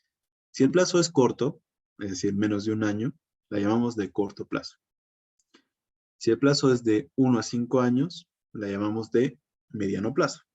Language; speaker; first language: Spanish; native; Spanish